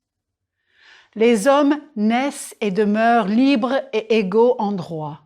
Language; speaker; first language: French; non-native, fluent; English